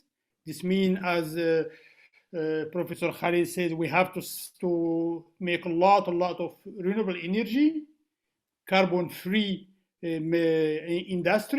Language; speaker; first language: English; non-native, fluent; Arabic